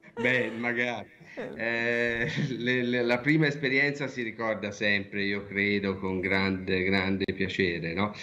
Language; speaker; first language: Italian; native; Italian